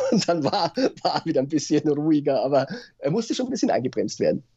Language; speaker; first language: German; native; German